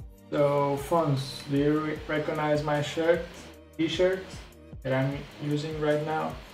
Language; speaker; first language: English; non-native, fluent; Portuguese